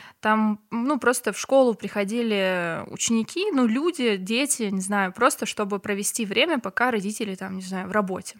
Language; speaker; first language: Russian; non-native, local second language; Turkmen